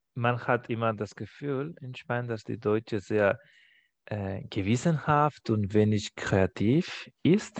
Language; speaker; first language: German; non-native, fluent; Spanish